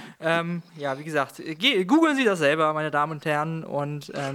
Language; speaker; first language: German; native; German